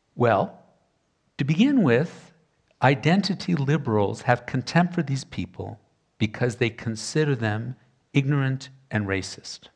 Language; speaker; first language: English; native; English